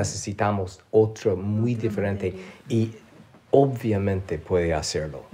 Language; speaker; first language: Spanish; non-native, learner; English